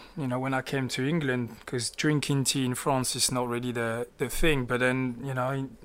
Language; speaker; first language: English; early bilingual, other home language; French